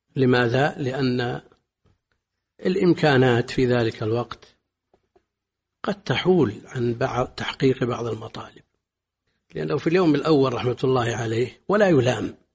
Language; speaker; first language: Arabic; native; Arabic